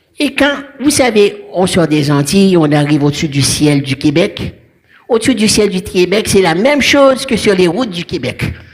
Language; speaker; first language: French; non-native, local second language; Haitian Creole